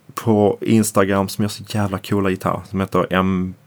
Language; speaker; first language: Swedish; native; Swedish